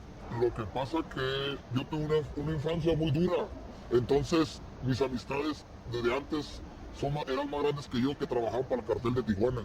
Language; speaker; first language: Spanish; native; Spanish